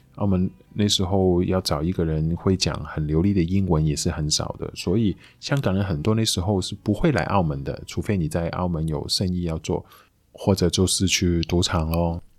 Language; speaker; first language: Chinese; non-native, local second language; Cantonese